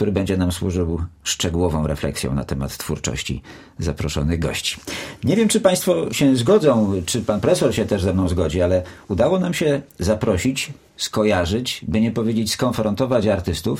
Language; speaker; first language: Polish; native; Polish